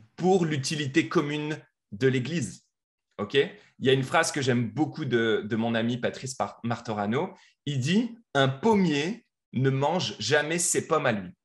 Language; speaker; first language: French; native; French